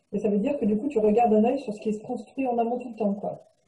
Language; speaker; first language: French; native; French